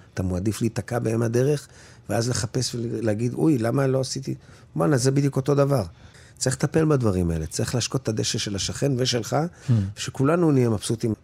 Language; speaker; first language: Hebrew; native; Hebrew